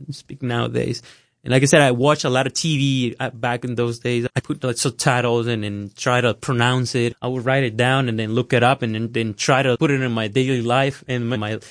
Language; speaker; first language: English; non-native, fluent; Spanish